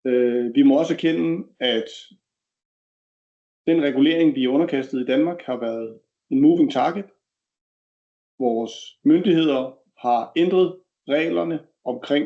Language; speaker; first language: Danish; native; Danish